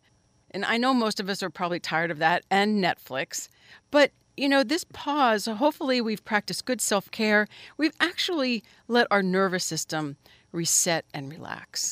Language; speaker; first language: English; native; English